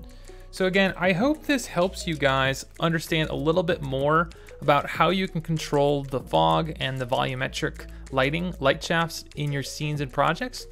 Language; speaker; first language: English; native; English